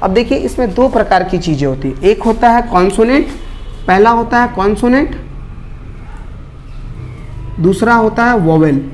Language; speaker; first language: Hindi; native; Hindi